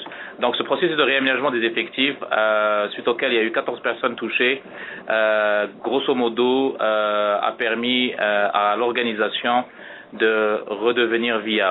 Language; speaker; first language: French; native; French